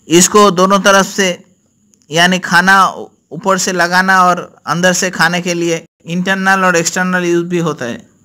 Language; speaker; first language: Hindi; non-native, local second language; Bangla